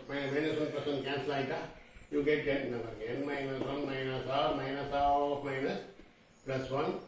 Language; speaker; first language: English; non-native, local second language; Tamil